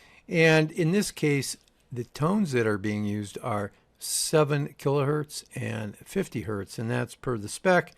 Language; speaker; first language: English; native; English